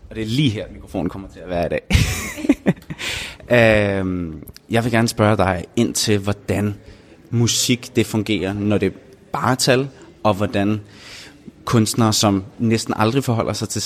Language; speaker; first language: Danish; native; Danish